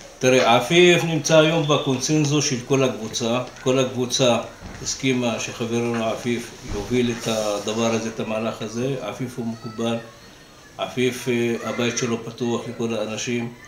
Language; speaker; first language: Hebrew; non-native, local second language; Arabic